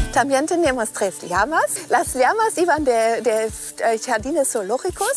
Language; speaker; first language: Spanish; non-native, fluent; German